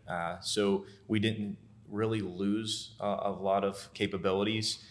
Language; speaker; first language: English; native; English